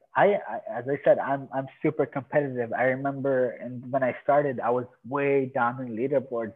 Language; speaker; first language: English; non-native, fluent; Persian